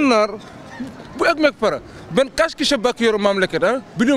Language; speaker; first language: Turkish; non-native, learner; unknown